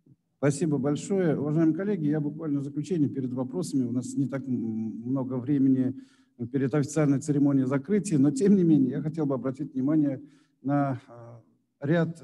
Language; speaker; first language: Russian; native; Russian